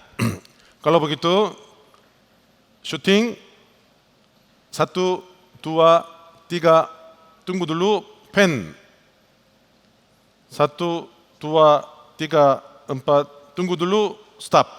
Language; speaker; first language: Indonesian; non-native, learner; Korean